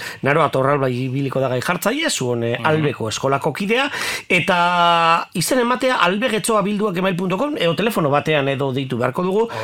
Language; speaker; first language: Basque; native; Basque